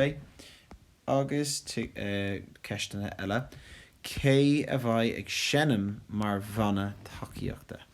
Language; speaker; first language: Irish; non-native, local second language; English